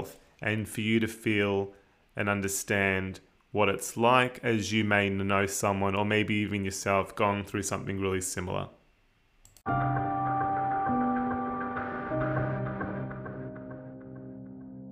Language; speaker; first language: English; native; English